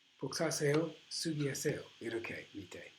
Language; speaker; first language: Korean; non-native, learner; English